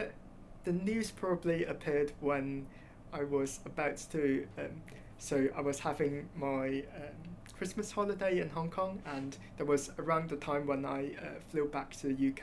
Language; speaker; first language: English; non-native, local second language; Cantonese